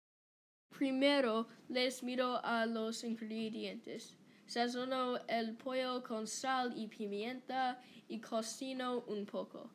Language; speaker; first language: Spanish; non-native, learner; English